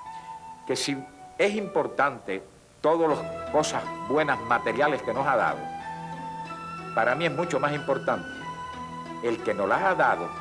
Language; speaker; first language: Spanish; native; Spanish